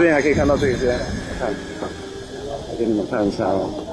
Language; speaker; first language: Chinese; early bilingual, heritage; Chinese